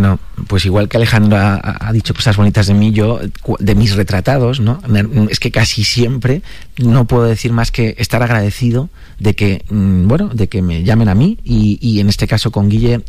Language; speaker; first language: Spanish; native; Spanish